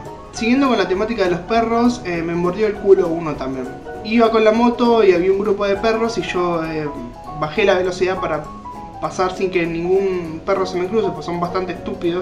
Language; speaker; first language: Spanish; native; Spanish